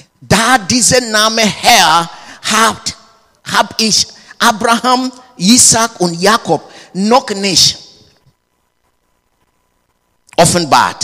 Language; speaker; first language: German; non-native, learner; English